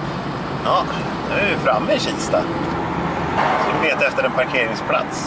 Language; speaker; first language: Swedish; native; Swedish